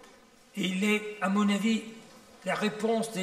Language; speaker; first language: French; non-native, fluent; Italian